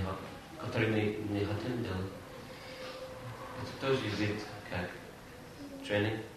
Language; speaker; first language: Russian; non-native, fluent; English